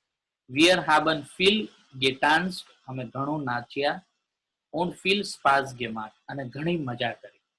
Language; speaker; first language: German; non-native, learner; Gujarati